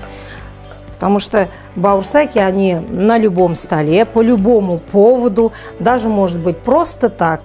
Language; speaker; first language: Russian; native; Russian